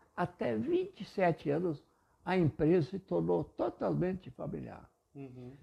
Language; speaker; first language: Portuguese; non-native, local second language; German